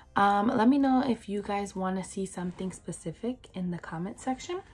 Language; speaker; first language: English; native; English